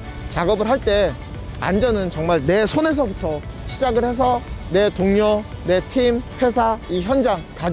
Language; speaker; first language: Korean; native; Korean